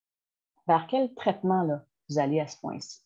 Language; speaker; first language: French; native; French